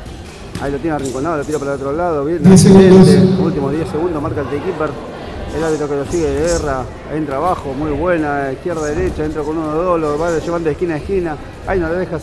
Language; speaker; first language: Spanish; native; Spanish